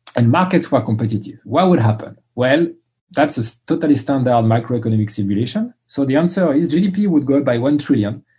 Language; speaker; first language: English; non-native, fluent; French